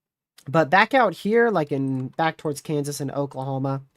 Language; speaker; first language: English; native; English